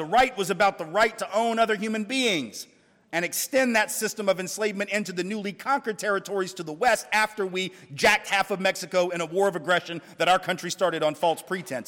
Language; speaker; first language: English; native; English